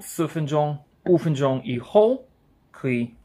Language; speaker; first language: Chinese; non-native, learner; English